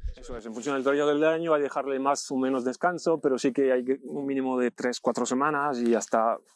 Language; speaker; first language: Spanish; non-native, fluent; French